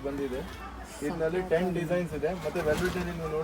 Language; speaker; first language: Kannada; non-native, local second language; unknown